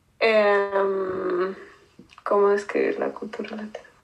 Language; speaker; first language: Spanish; native; Spanish